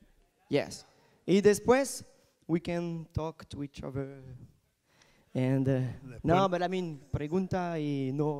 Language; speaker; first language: Spanish; non-native, learner; French